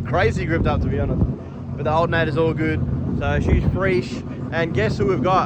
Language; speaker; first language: English; native; English